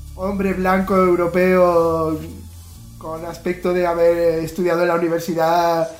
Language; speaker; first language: Spanish; native; Spanish